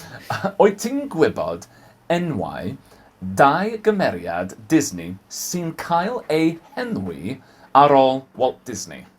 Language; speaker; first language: Welsh; non-native, learner; English